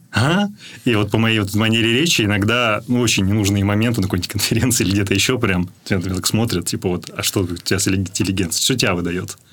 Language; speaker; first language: Russian; native; Russian